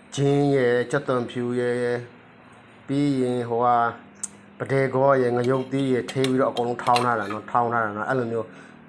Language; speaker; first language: Burmese; non-native, local second language; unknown